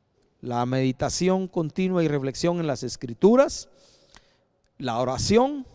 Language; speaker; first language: Spanish; native; Spanish